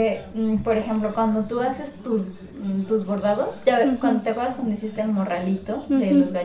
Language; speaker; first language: Spanish; native; Spanish